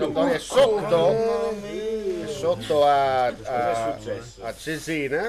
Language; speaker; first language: Italian; native; Italian